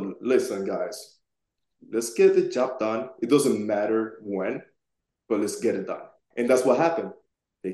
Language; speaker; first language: English; non-native, fluent; Spanish